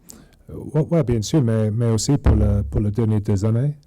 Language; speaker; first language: French; non-native, learner; English